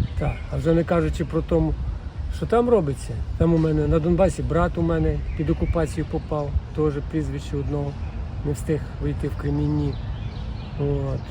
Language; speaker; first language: Ukrainian; native; Ukrainian